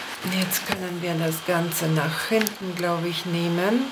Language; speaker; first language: German; non-native, fluent; Polish